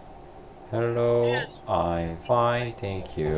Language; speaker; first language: English; non-native, learner; Korean